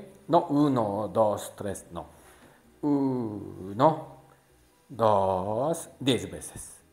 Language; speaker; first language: Spanish; non-native, learner; Japanese